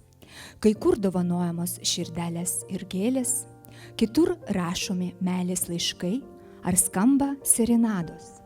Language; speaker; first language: Lithuanian; native; Lithuanian